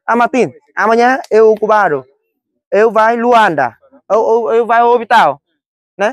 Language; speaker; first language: Portuguese; non-native, learner; Vietnamese